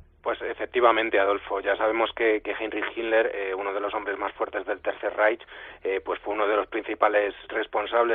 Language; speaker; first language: Spanish; native; Spanish